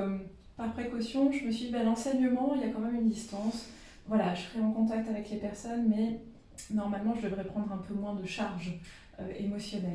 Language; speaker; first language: French; native; French